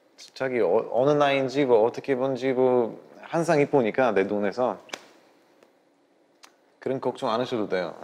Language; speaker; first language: Korean; non-native, learner; Bulgarian